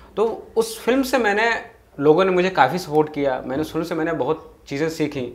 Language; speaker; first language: Hindi; native; Hindi